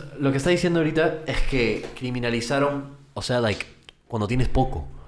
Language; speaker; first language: Spanish; early bilingual, heritage; Spanish